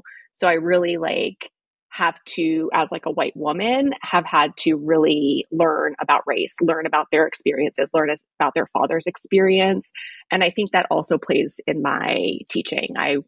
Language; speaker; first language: English; native; English